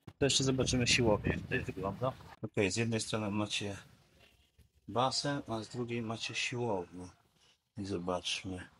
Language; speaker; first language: Polish; native; Polish